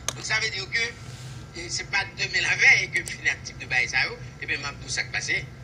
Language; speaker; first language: French; non-native, local second language; Haitian Creole